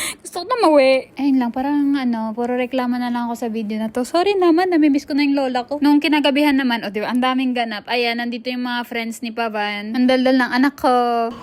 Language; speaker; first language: Filipino; native; Filipino